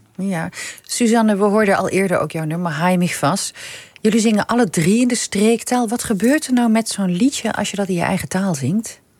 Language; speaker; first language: Dutch; native; Dutch